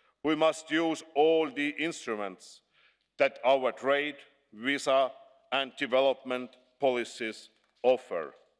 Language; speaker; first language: English; non-native, fluent; Estonian